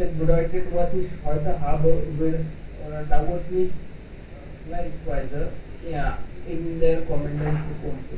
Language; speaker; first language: German; non-native, learner; Hindi